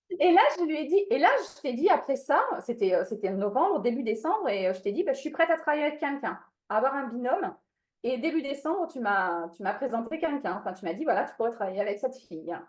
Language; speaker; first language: French; non-native, fluent; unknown